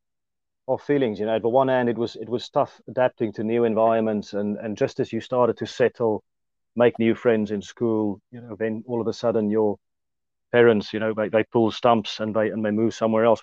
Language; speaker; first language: English; non-native, local second language; Afrikaans